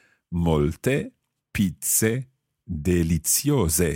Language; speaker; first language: Italian; non-native, fluent; English